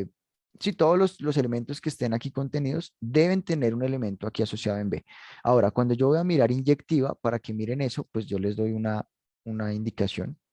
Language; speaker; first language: Spanish; native; Spanish